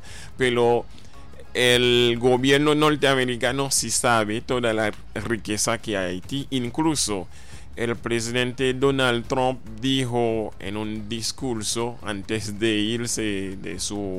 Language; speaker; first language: Spanish; non-native, fluent; Haitian Creole